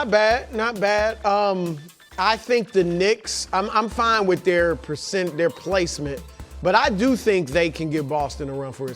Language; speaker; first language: English; native; English